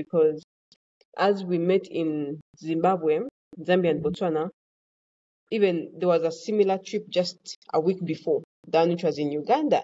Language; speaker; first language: English; non-native, local second language; Ganda